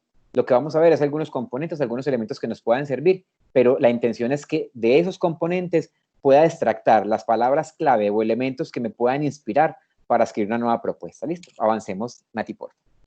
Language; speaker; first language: Spanish; native; Spanish